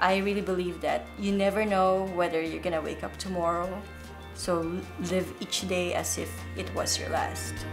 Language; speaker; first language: English; non-native, local second language; Filipino